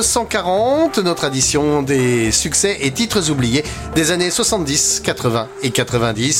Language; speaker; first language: French; native; French